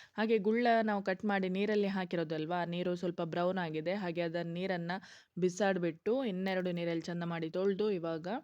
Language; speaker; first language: Kannada; non-native, local second language; Konkani